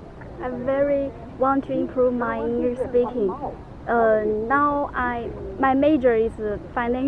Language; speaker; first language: English; non-native, learner; Chinese